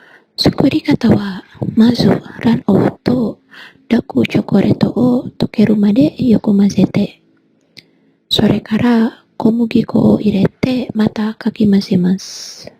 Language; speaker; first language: Japanese; non-native, learner; Indonesian